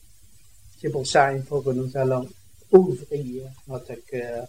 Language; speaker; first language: French; non-native, learner; Vietnamese